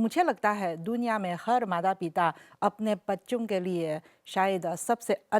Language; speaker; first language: Hindi; non-native, fluent; Chinese